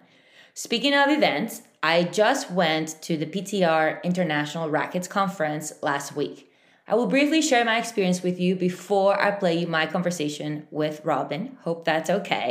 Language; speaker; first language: English; non-native, fluent; Spanish